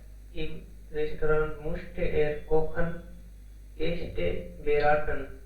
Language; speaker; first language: German; non-native, learner; Hindi